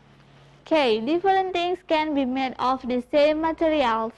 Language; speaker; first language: English; non-native, fluent; Indonesian